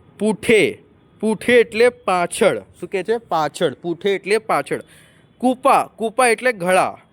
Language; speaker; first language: Gujarati; non-native, local second language; Marathi